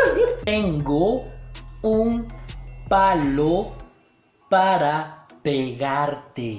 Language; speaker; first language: Spanish; native; Spanish